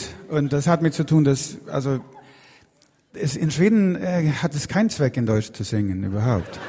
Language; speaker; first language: German; non-native, learner; Swedish